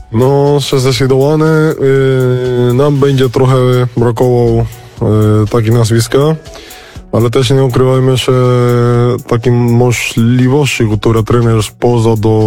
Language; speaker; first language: Polish; non-native, fluent; Spanish